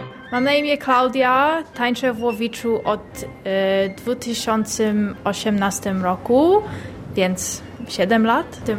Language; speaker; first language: Polish; early bilingual, heritage; English